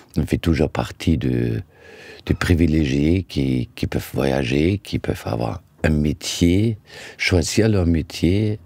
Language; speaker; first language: French; non-native, fluent; German